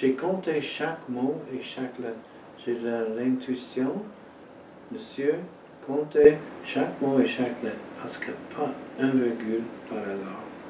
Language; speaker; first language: French; non-native, fluent; English